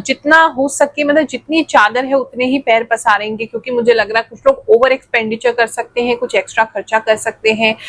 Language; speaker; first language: Hindi; native; Hindi